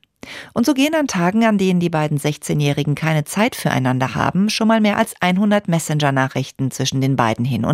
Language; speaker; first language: German; native; German